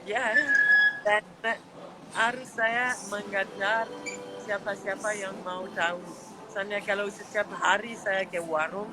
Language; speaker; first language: Indonesian; non-native, fluent; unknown